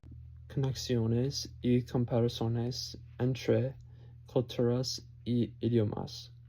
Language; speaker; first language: Spanish; non-native, learner; English